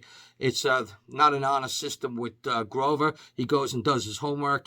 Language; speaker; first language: English; native; English